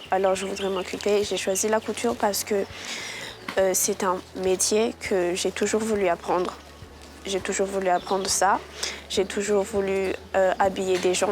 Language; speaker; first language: French; non-native, local second language; Rundi